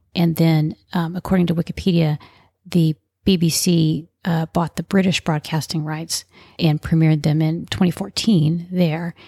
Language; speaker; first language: English; native; English